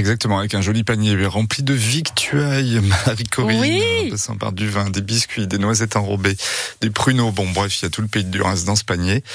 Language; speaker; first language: French; native; French